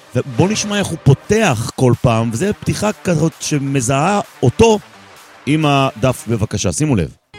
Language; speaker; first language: Hebrew; native; Hebrew